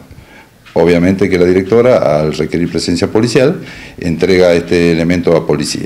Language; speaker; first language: Spanish; native; Spanish